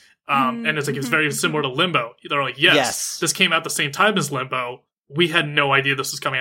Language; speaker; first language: English; native; English